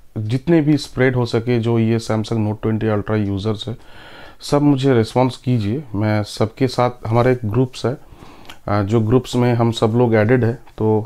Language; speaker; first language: Hindi; native; Hindi